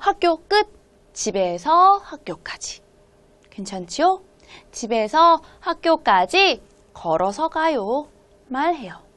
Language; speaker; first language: Korean; non-native, fluent; Hmong